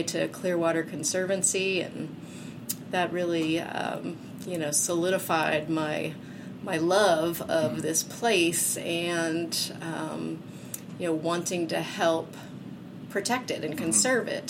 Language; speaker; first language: English; native; English